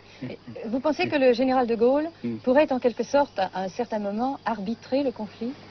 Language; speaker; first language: French; native; French